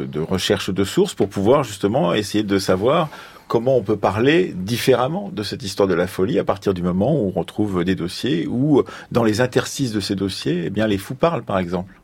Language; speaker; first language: French; native; French